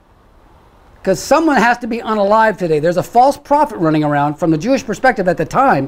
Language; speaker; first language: English; native; English